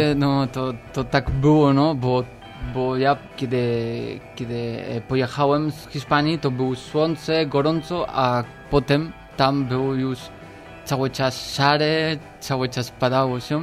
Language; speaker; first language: Polish; non-native, learner; Spanish